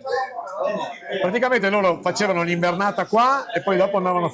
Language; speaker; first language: Italian; native; Italian